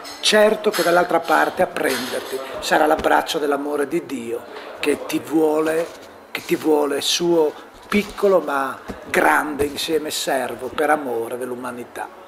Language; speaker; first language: Italian; non-native, local second language; Friulian